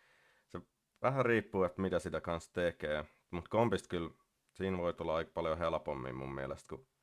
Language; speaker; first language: Finnish; native; Finnish